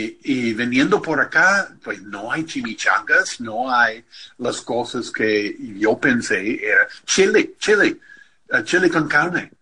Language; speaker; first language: Spanish; non-native, fluent; English